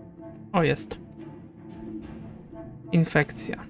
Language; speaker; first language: Polish; native; Polish